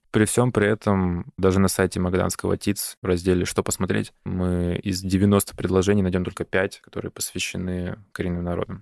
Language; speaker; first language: Russian; native; Russian